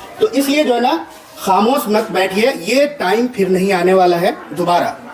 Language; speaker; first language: Hindi; native; Hindi